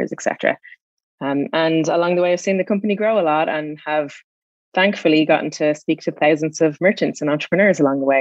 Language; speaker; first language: English; native; English